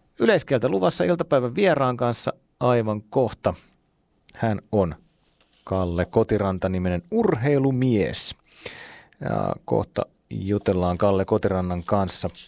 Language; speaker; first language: Finnish; native; Finnish